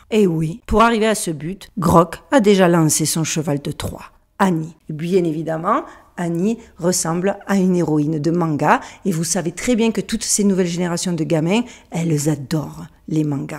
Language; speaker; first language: French; native; French